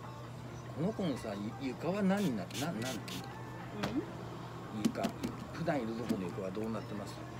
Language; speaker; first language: Japanese; native; Japanese